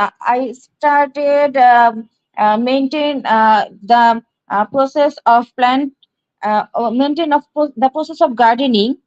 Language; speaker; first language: English; non-native, learner; Bangla